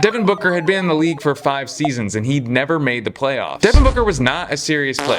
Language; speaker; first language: English; native; English